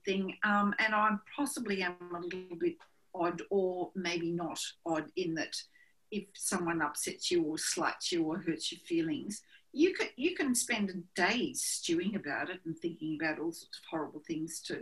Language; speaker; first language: English; native; English